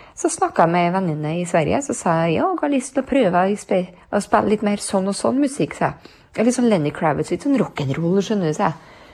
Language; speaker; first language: Norwegian; native; Norwegian